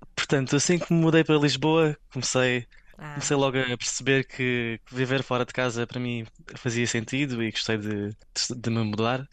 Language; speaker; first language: Portuguese; native; Portuguese